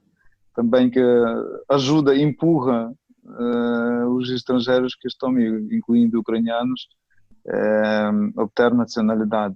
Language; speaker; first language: Portuguese; non-native, fluent; Ukrainian